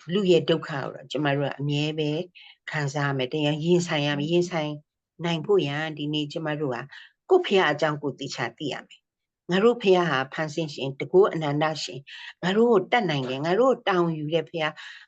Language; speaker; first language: Burmese; non-native, local second language; S'gaw Karen